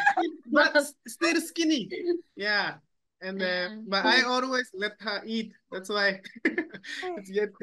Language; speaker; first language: English; non-native, learner; Japanese